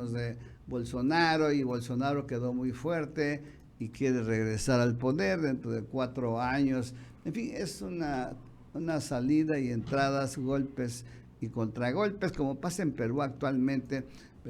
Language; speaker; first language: Spanish; native; Spanish